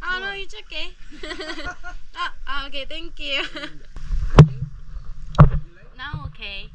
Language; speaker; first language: English; non-native, learner; Korean